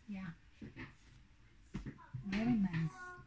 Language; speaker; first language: English; non-native, fluent; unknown